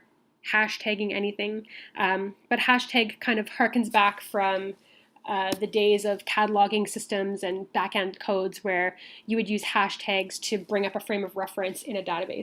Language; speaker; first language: English; native; English